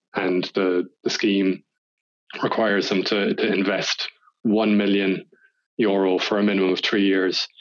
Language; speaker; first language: English; native; English